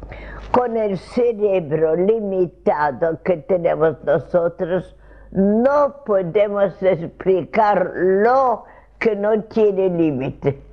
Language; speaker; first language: Spanish; non-native, fluent; Russian